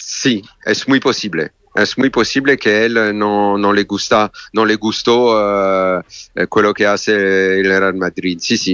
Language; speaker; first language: Spanish; non-native, learner; French